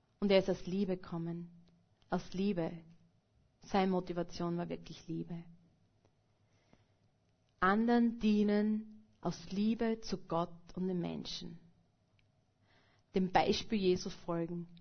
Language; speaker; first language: German; native; German